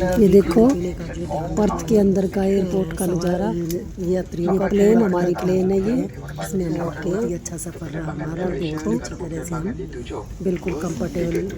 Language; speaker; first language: Hindi; native; Hindi